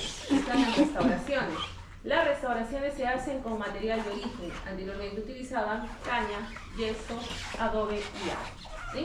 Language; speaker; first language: Spanish; native; Spanish